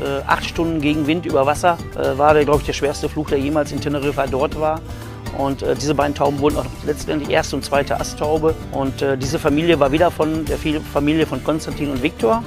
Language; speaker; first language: German; native; German